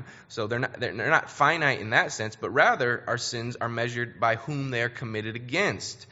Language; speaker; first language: English; native; English